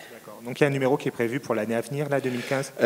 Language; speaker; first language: French; native; French